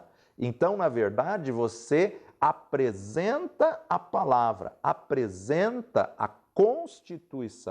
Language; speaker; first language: Portuguese; native; Portuguese